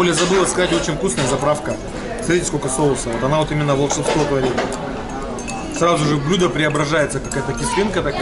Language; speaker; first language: Russian; native; Russian